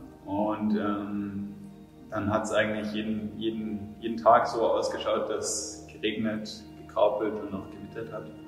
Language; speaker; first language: German; native; German